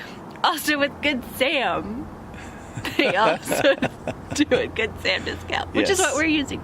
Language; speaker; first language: English; native; English